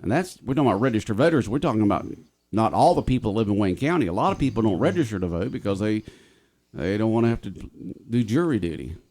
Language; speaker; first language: English; native; English